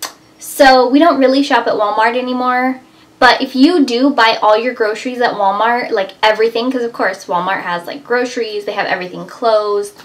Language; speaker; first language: English; native; English